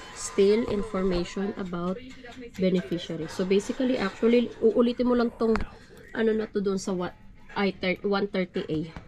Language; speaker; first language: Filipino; native; Filipino